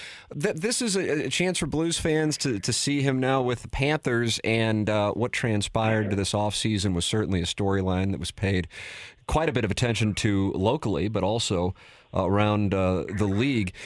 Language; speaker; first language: English; native; English